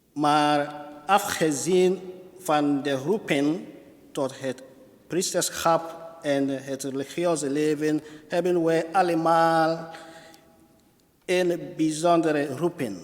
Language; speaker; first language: Dutch; non-native, fluent; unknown